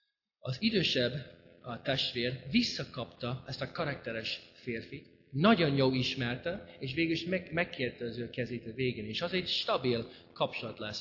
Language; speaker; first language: Hungarian; non-native, fluent; English